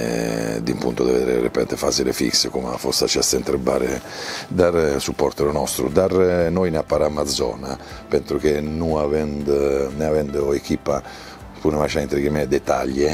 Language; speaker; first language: Romanian; non-native, learner; Italian